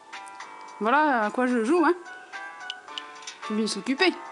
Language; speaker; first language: French; native; French